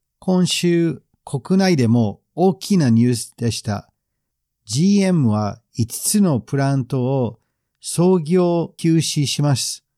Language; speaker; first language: Japanese; non-native, fluent; English